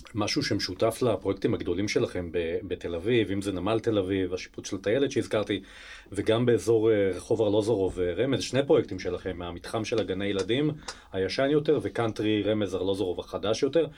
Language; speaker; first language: Hebrew; native; Hebrew